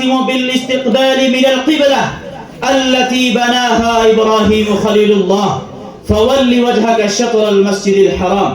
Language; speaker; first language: Arabic; non-native, fluent; Urdu